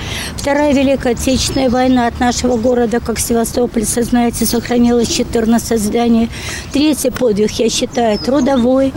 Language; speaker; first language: Russian; native; Russian